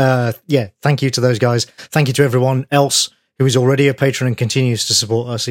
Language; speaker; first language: English; native; English